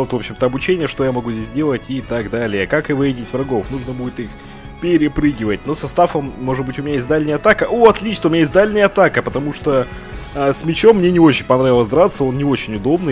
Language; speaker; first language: Russian; native; Russian